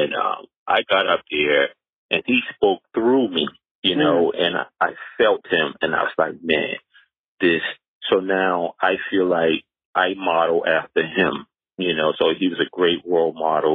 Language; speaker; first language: English; native; English